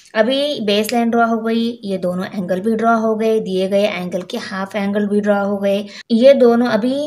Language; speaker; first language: Hindi; non-native, local second language; Marathi